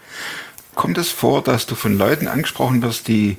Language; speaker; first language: German; native; German